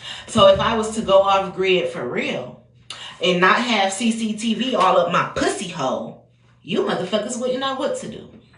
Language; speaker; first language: English; native; English